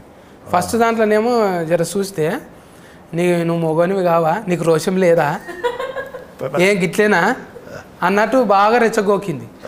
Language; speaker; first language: Telugu; native; Telugu